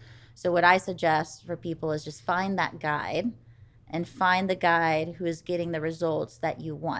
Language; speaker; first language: English; native; English